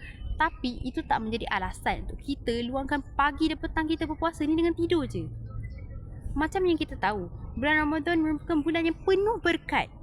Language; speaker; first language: Malay; native; Malay